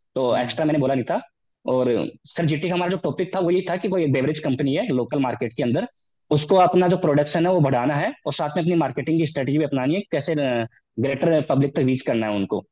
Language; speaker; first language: Hindi; native; Hindi